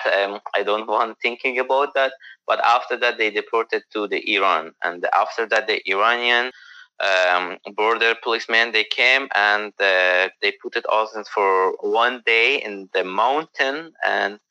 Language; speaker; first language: English; non-native, learner; Persian